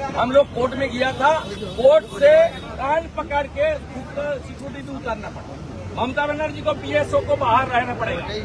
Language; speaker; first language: Hindi; non-native, local second language; Bangla